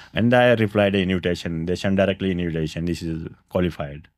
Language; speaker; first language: English; non-native, local second language; Kannada